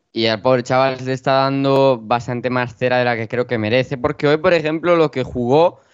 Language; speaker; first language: Spanish; native; Spanish